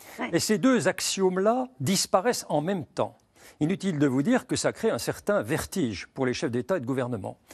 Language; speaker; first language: French; native; French